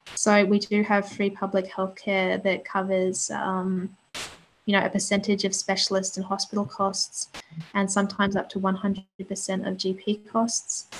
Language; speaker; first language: English; native; English